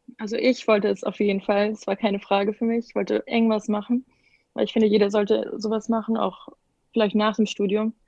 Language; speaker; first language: German; native; German